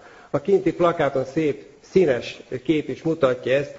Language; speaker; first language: Hungarian; native; Hungarian